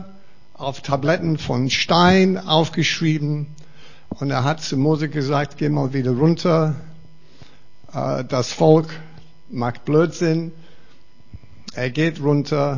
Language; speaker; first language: German; non-native, fluent; English